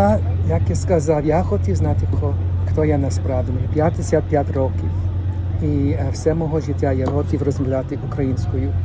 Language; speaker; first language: Ukrainian; non-native, learner; English